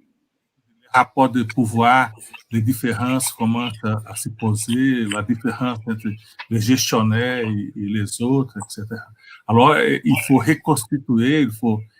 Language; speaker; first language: French; non-native, fluent; Portuguese